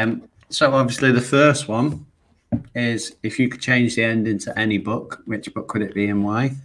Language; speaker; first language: English; native; English